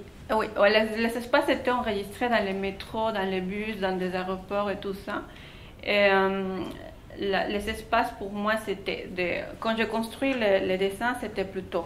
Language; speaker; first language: French; non-native, fluent; Spanish